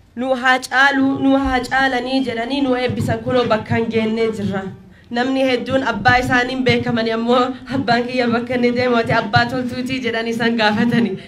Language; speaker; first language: Oromo; early bilingual, heritage; Oromo